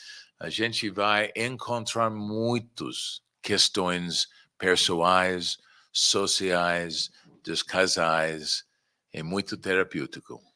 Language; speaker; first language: Portuguese; non-native, fluent; English